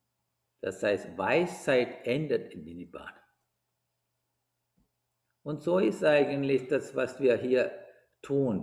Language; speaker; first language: German; non-native, fluent; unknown